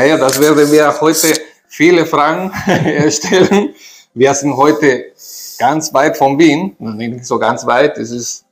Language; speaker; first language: German; non-native, fluent; Spanish